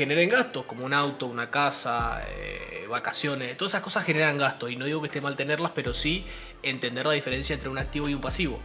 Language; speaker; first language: Spanish; native; Spanish